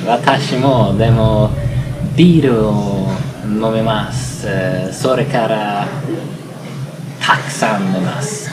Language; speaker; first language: Japanese; non-native, learner; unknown